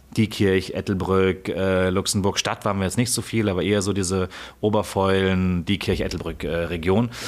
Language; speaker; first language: German; native; German